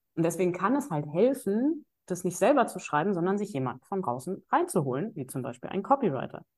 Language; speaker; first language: German; native; German